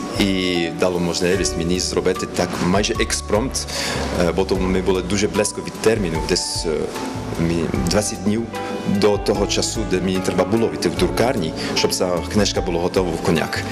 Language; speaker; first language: Ukrainian; early bilingual, heritage; Ukrainian